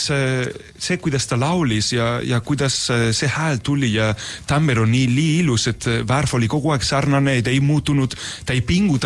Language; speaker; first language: Estonian; non-native, fluent; Spanish